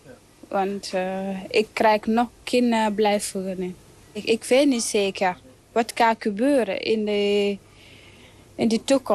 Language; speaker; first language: Dutch; non-native, learner; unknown